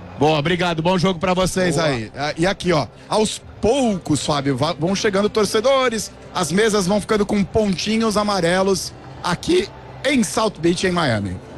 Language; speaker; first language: Portuguese; native; Portuguese